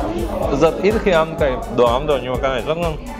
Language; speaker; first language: Vietnamese; non-native, learner; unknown